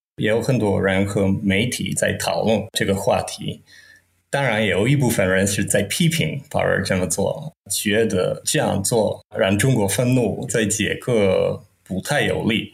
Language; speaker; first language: Chinese; non-native, fluent; Czech